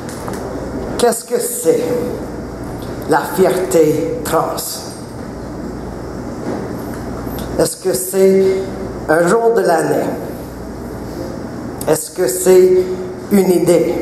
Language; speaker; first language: French; non-native, local second language; English